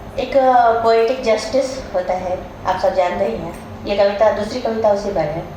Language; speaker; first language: Hindi; native; Hindi